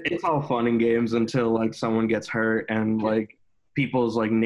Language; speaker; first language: English; native; English